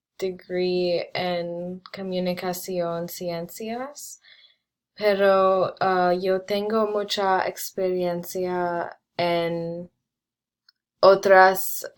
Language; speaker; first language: Spanish; non-native, learner; English